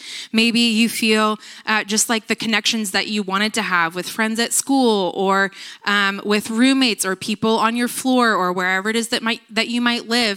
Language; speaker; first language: English; native; English